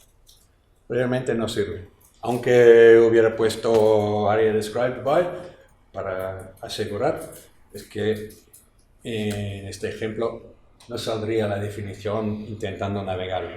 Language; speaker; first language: Spanish; non-native, fluent; English